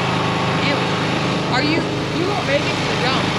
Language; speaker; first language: English; native; English